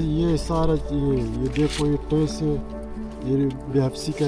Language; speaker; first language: Hindi; non-native, local second language; Pashto